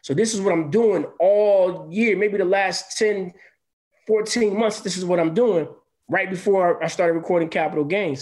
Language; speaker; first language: English; native; English